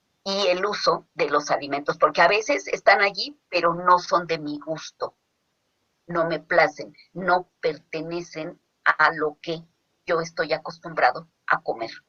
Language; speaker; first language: Spanish; native; Spanish